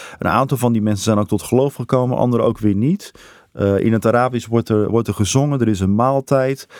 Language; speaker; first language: Dutch; native; Dutch